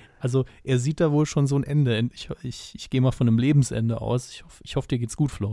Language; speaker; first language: German; native; German